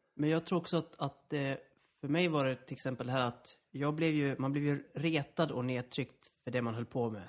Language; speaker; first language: Swedish; native; Swedish